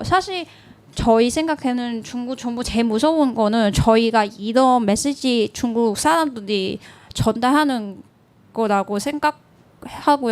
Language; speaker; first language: Korean; non-native, learner; Cantonese